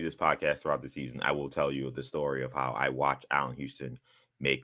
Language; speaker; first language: English; native; English